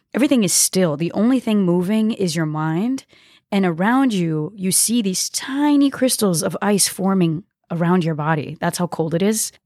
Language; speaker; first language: English; early bilingual, other home language; Portuguese